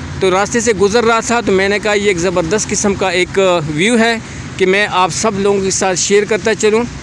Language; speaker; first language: Urdu; non-native, local second language; Pashto